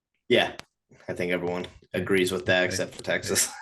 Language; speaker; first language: English; native; English